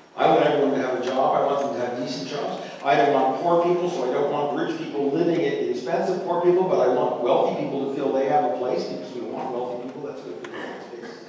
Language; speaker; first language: English; native; English